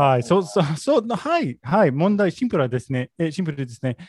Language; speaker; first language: Japanese; non-native, learner; English